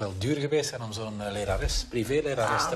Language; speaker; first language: Dutch; native; Dutch